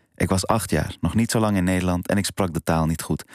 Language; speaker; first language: Dutch; early bilingual, other home language; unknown